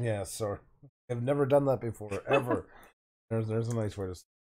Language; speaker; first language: English; native; English